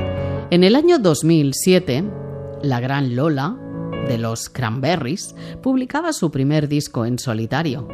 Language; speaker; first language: Spanish; native; Spanish